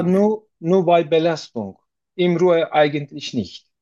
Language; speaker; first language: German; non-native, fluent; Turkish